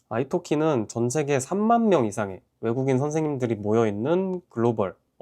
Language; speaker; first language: Korean; native; Korean